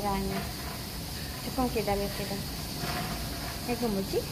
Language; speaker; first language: Korean; non-native, learner; Filipino